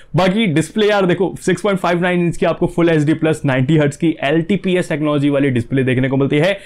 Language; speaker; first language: Hindi; native; Hindi